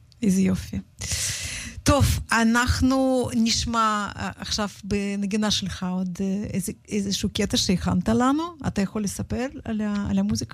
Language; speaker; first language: Hebrew; native; Hebrew